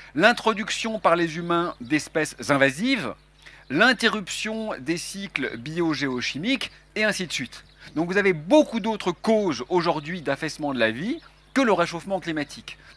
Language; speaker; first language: French; native; French